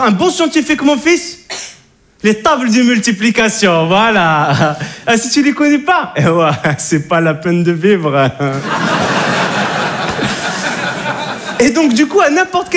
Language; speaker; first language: French; native; French